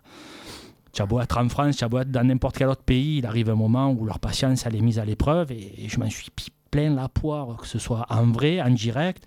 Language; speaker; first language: French; native; French